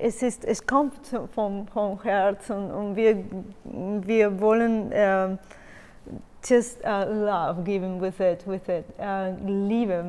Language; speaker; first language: German; non-native, learner; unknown